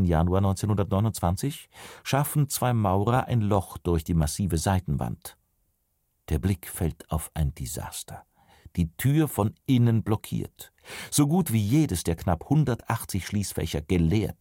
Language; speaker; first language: German; native; German